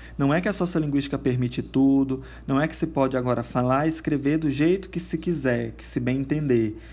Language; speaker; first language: Portuguese; native; Portuguese